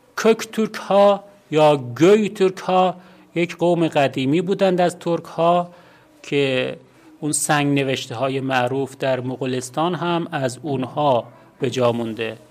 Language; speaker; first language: Persian; non-native, local second language; Azerbaijani